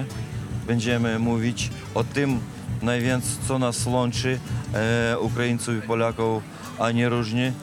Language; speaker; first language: Polish; non-native, learner; Ukrainian